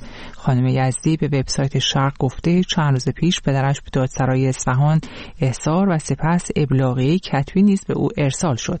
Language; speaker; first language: Persian; native; Persian